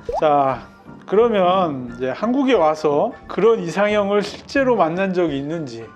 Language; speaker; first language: Korean; native; Korean